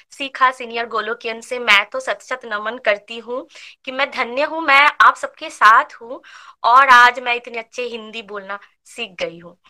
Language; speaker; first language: Hindi; non-native, local second language; Bangla